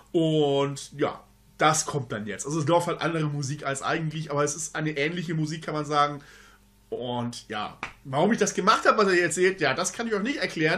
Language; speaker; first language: German; native; German